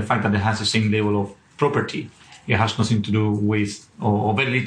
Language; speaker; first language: English; non-native, fluent; Spanish